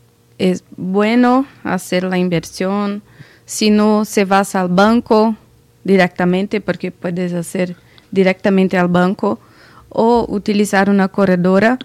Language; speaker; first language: Spanish; non-native, learner; Portuguese